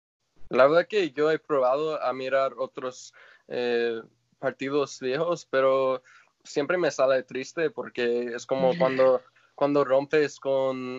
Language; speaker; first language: Spanish; non-native, fluent; English